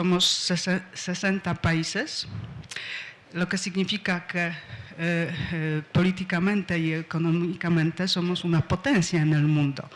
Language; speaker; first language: Spanish; non-native, fluent; Polish